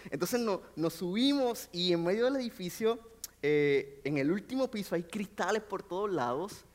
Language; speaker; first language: Spanish; native; Spanish